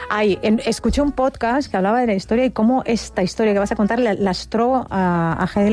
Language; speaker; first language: Spanish; native; Spanish